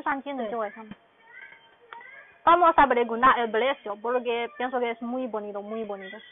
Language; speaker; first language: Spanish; non-native, learner; Chinese